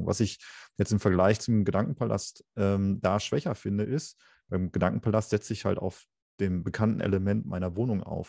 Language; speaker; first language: German; native; German